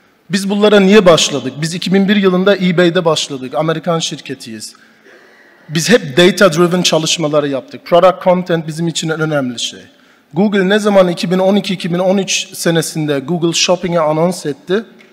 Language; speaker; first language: Turkish; early bilingual, heritage; Turkish